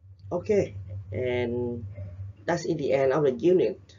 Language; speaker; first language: English; non-native, fluent; Vietnamese